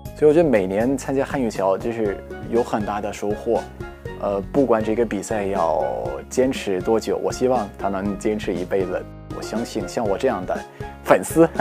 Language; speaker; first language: Chinese; non-native, fluent; Arabic